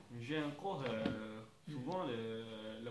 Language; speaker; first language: French; non-native, learner; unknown